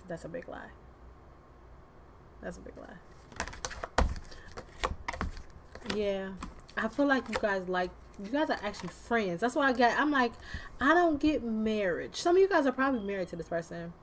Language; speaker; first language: English; native; English